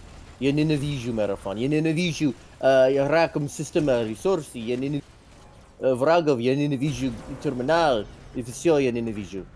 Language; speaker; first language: Russian; non-native, learner; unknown